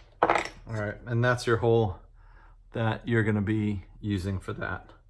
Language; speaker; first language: English; native; English